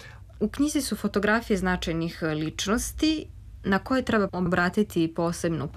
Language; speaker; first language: Serbian; native; Serbian